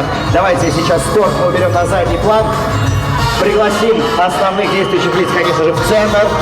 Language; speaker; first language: Russian; native; Russian